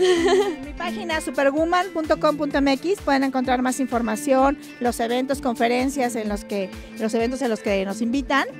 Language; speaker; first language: Spanish; native; Spanish